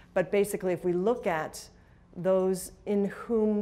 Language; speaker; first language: English; native; English